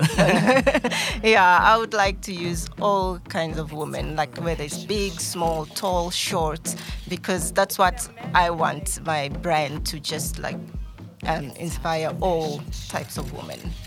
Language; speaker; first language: English; non-native, fluent; Portuguese